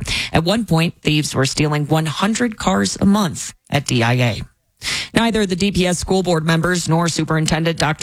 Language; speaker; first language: English; native; English